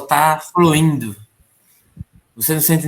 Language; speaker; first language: Portuguese; native; Portuguese